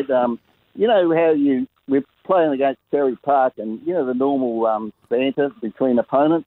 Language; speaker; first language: English; native; English